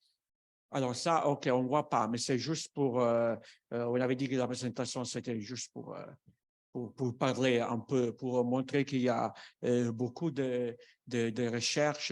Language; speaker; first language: French; non-native, fluent; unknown